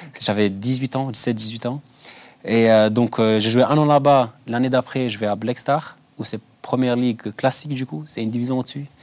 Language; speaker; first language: French; early bilingual, other home language; Albanian